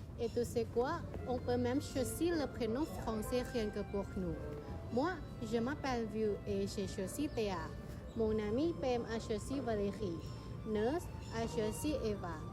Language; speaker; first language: French; non-native, learner; Thai